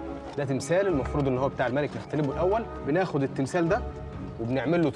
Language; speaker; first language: Arabic; native; Arabic